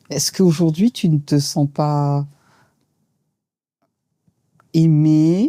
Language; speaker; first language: French; native; French